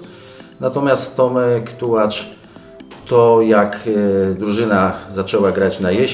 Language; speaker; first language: Polish; native; Polish